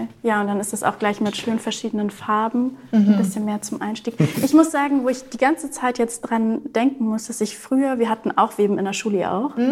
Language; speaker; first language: German; native; German